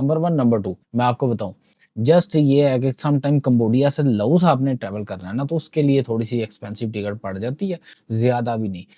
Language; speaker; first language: Urdu; non-native, local second language; Punjabi